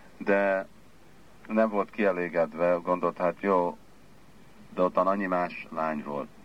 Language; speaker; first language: Hungarian; early bilingual, heritage; Hungarian